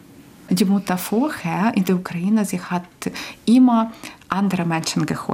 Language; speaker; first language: German; non-native, learner; Ukrainian